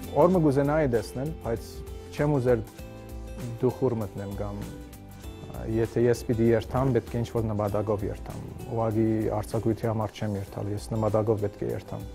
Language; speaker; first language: Armenian; early bilingual, heritage; Armenian